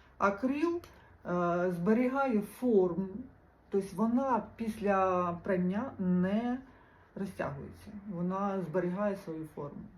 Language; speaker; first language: Ukrainian; non-native, local second language; Russian